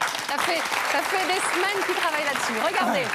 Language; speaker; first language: French; native; French